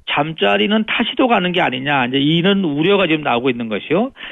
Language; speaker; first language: Korean; native; Korean